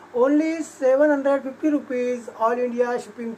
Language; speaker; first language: Hindi; non-native, local second language; Marathi